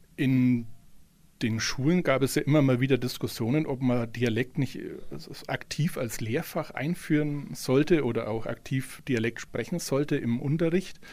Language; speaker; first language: German; native; German